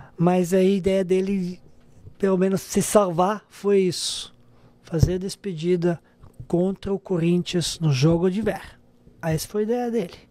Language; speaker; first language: Portuguese; non-native, fluent; Serbian